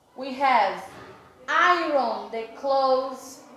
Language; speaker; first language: English; non-native, fluent; Portuguese